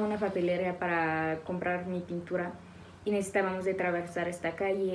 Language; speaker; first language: Spanish; non-native, fluent; French